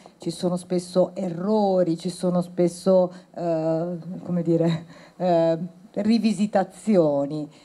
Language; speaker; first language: Italian; early bilingual, other home language; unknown